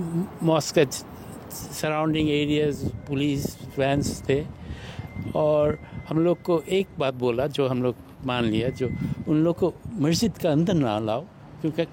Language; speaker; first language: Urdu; non-native, learner; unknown